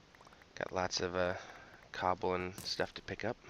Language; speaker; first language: English; native; English